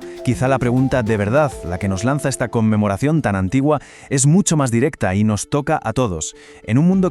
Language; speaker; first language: Spanish; native; Spanish